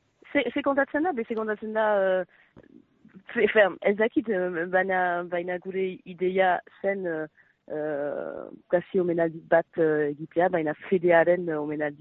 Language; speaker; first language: Basque; non-native, local second language; French